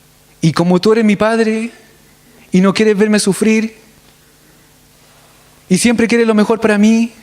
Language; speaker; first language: Spanish; native; Spanish